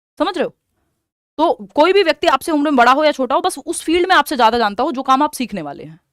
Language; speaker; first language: Hindi; native; Hindi